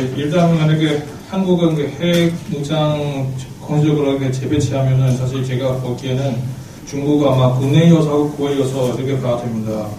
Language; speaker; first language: Korean; non-native, fluent; Chinese